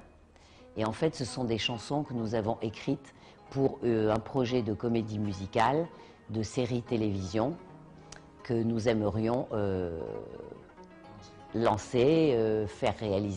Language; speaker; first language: French; native; French